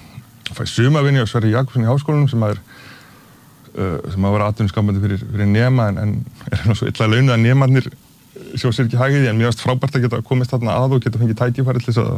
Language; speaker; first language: Icelandic; native; Icelandic